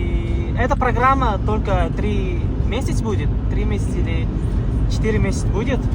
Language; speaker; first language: Russian; non-native, learner; Uzbek